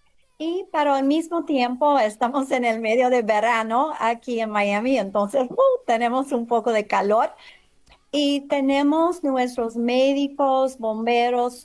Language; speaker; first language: Spanish; early bilingual, heritage; English